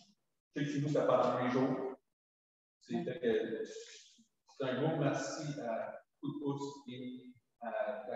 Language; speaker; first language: French; native; French